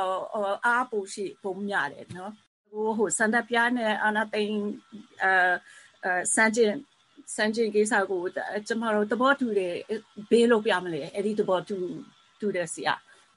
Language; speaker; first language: Burmese; early bilingual, heritage; Burmese